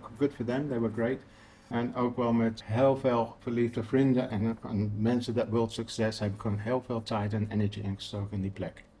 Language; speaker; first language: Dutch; non-native, fluent; English